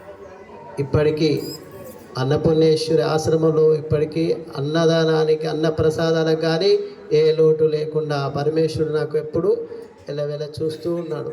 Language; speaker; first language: Telugu; native; Telugu